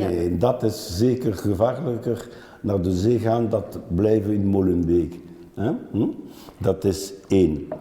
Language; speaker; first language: Dutch; non-native, local second language; French